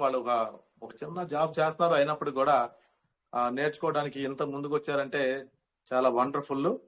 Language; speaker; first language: Telugu; native; Telugu